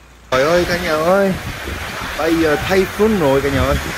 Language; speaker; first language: Vietnamese; native; Vietnamese